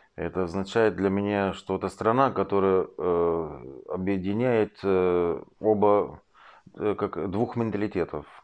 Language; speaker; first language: Russian; non-native, fluent; Arabic